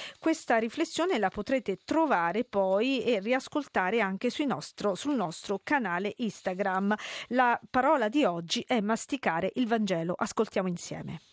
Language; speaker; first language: Italian; native; Italian